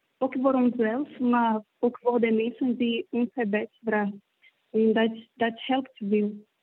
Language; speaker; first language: Dutch; non-native, learner; Portuguese